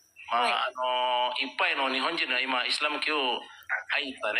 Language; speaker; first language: Japanese; non-native, learner; Indonesian